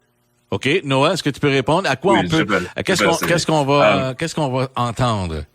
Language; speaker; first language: French; native; French